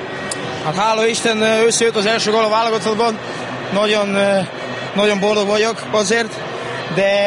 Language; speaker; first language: Hungarian; non-native, learner; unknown